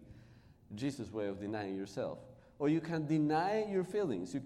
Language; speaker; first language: English; non-native, fluent; Spanish